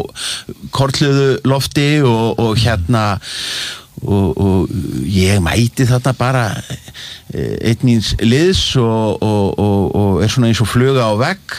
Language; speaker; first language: Icelandic; native; Icelandic